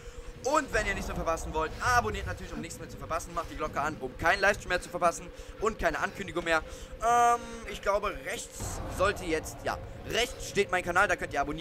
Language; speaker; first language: German; native; German